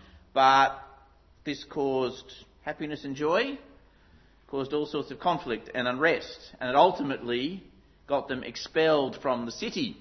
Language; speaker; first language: English; native; English